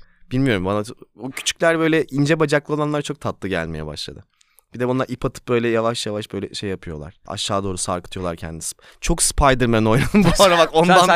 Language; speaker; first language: Turkish; native; Turkish